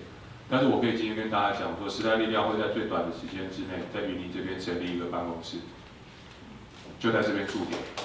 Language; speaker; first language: Chinese; native; Chinese